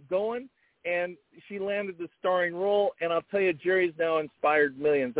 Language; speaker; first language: English; native; English